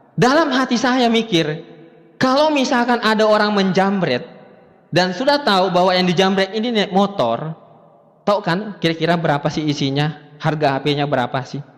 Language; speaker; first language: Indonesian; native; Indonesian